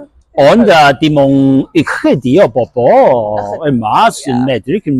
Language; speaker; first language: Welsh; non-native, learner; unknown